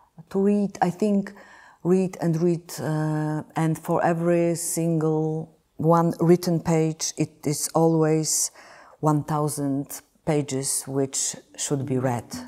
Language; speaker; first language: English; non-native, fluent; Polish